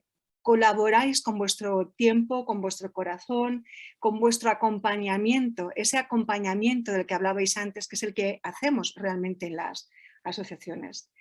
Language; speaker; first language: Spanish; native; Spanish